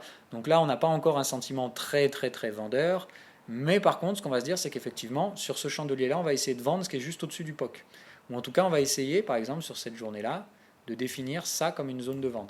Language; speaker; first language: French; native; French